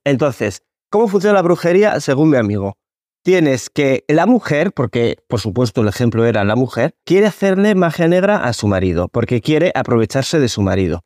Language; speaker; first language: Spanish; native; Spanish